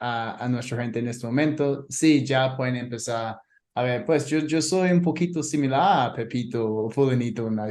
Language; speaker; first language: Spanish; non-native, fluent; English